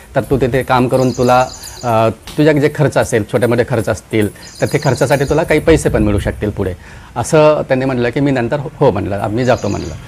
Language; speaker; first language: Marathi; non-native, local second language; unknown